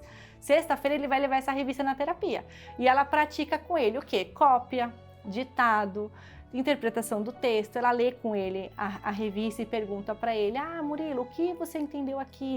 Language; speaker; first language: Portuguese; native; Portuguese